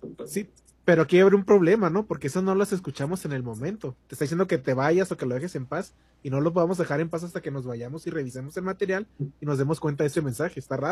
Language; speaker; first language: Spanish; native; Spanish